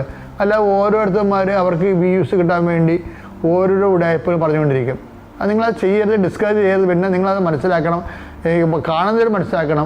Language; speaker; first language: Malayalam; native; Malayalam